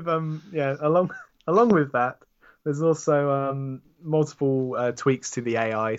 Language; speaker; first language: English; native; English